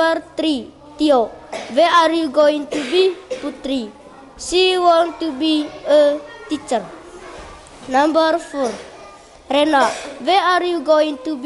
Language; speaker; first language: English; non-native, learner; Indonesian